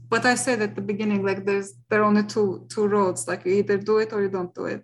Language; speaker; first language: English; non-native, fluent; Turkish